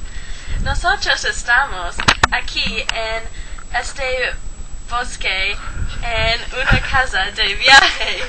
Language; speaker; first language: Spanish; non-native, learner; English